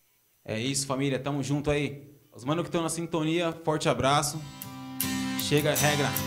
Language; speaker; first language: Portuguese; native; Portuguese